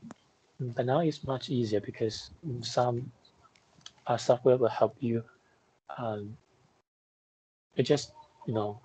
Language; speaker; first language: English; non-native, fluent; Chinese